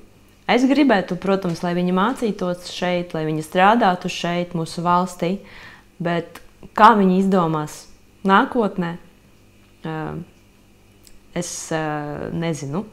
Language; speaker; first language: Latvian; non-native, local second language; Russian